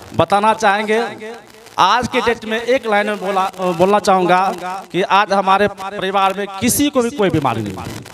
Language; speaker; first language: Hindi; native; Hindi